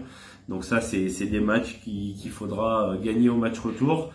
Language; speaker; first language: French; native; French